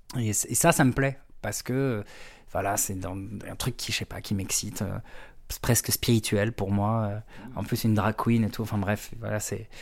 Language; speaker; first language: French; native; French